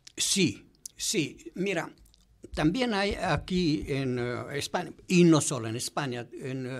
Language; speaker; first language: Spanish; non-native, fluent; Romanian